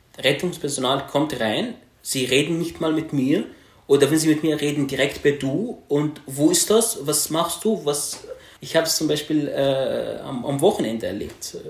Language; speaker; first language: German; non-native, fluent; Arabic